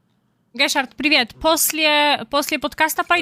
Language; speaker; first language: Russian; non-native, learner; Polish